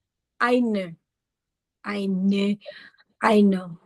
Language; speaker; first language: German; non-native, learner; Gujarati